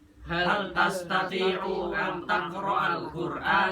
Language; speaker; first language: Arabic; non-native, learner; Indonesian